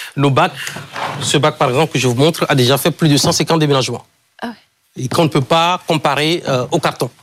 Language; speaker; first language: French; non-native, local second language; Ewe